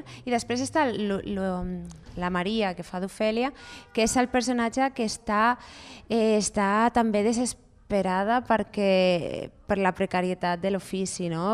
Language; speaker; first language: Catalan; non-native, fluent; Spanish